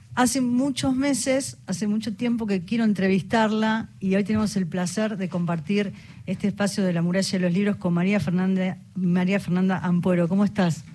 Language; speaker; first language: Spanish; native; Spanish